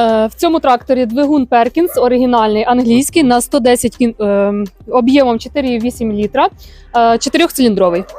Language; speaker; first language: Ukrainian; native; Ukrainian